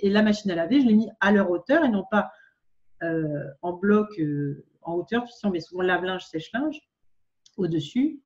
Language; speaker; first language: French; native; French